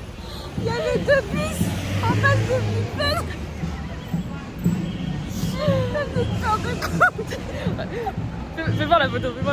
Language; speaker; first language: French; native; French